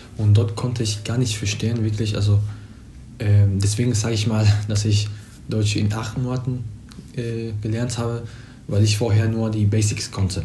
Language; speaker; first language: German; non-native, fluent; Spanish